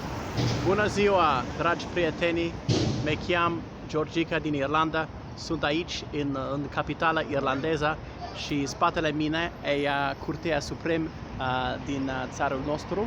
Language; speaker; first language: Romanian; non-native, learner; English